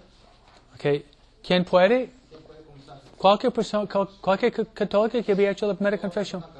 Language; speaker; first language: Spanish; non-native, fluent; English